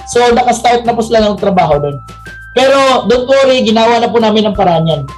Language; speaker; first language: Filipino; non-native, local second language; Cebuano